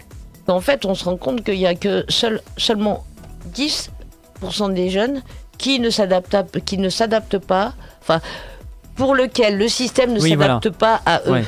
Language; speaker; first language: French; native; French